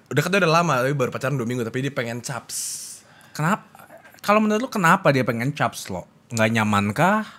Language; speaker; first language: Indonesian; native; Indonesian